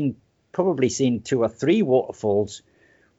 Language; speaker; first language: English; native; English